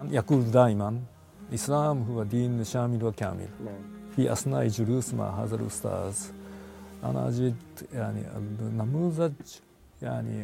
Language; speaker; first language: Arabic; non-native, fluent; Japanese